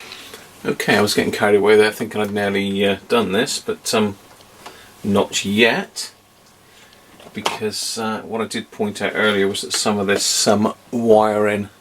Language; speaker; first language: English; native; English